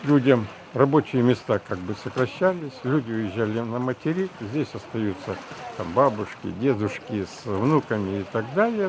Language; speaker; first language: Russian; native; Russian